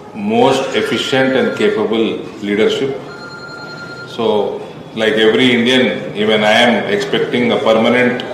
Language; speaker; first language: English; non-native, local second language; Telugu